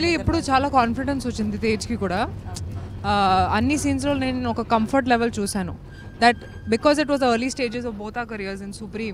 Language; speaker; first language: Telugu; non-native, fluent; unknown